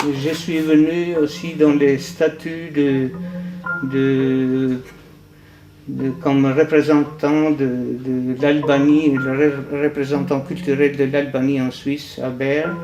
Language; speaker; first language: French; non-native, fluent; Albanian